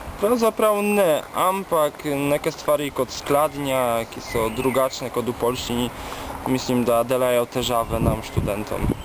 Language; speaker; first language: Slovenian; non-native, fluent; Polish